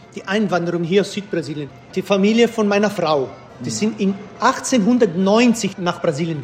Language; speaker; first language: German; early bilingual, heritage; German